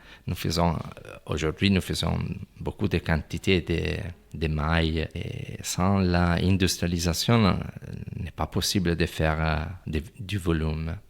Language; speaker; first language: French; non-native, fluent; Italian